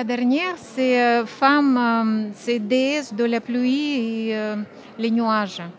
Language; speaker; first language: French; non-native, fluent; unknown